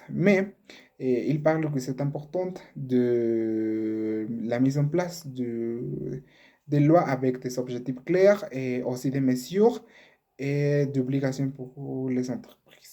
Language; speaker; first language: French; non-native, learner; Spanish